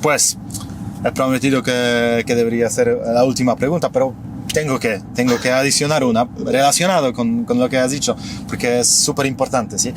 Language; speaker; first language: Spanish; non-native, fluent; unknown